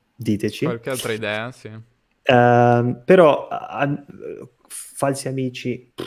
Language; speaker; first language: Italian; non-native, fluent; Portuguese